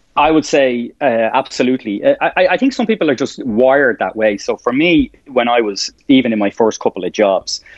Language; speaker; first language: English; native; English